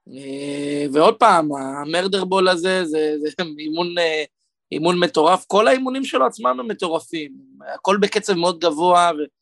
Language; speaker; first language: Hebrew; native; Hebrew